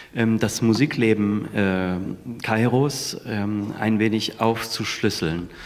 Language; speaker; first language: German; non-native, fluent; Arabic